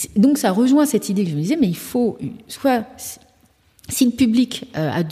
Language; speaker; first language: French; early bilingual, other home language; Kabuverdianu